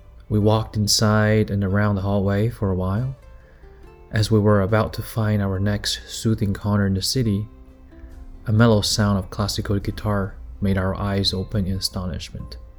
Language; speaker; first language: English; non-native, fluent; Chinese